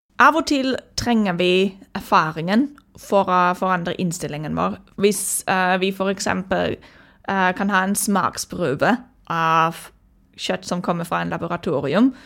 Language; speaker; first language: Norwegian; non-native, fluent; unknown